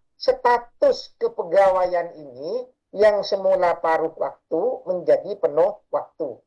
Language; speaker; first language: Indonesian; non-native, local second language; Madurese